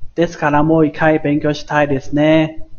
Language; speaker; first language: Japanese; non-native, fluent; Chinese